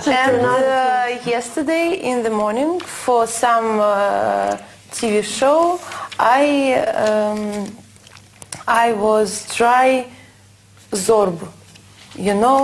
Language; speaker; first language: English; non-native, learner; Russian